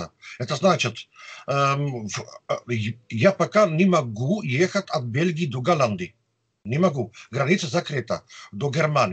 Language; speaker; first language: Russian; non-native, fluent; Dutch